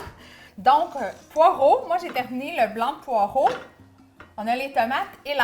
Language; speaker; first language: French; native; French